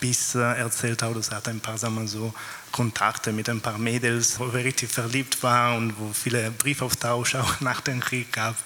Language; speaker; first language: German; non-native, fluent; Italian